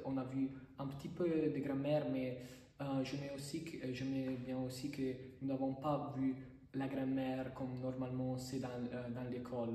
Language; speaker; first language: French; non-native, fluent; Italian